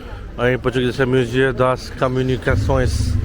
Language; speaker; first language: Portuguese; non-native, learner; Nepali